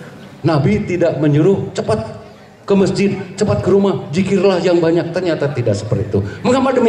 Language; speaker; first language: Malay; non-native, local second language; Sundanese